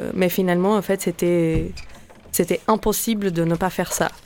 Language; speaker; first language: French; non-native, fluent; Portuguese